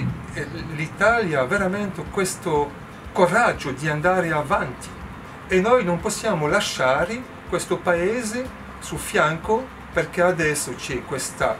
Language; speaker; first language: Italian; non-native, learner; French